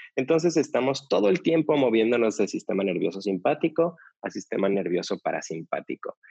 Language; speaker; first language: Spanish; native; Spanish